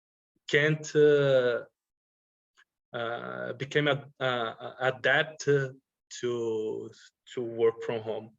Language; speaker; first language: English; non-native, learner; Portuguese